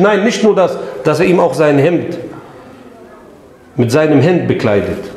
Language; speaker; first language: German; non-native, fluent; Arabic